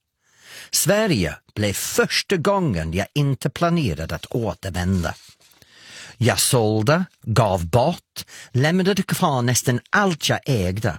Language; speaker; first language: Swedish; non-native, fluent; English